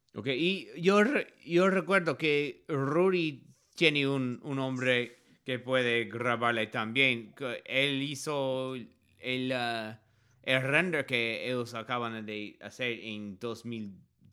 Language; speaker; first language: Spanish; non-native, learner; English